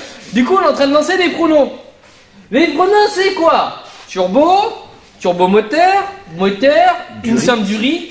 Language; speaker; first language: French; native; French